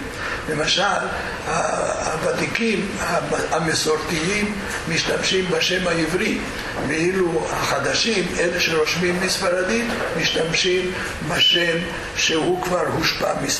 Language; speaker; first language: Hebrew; non-native, fluent; Spanish